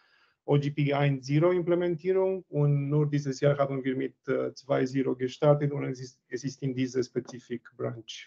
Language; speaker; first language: German; non-native, learner; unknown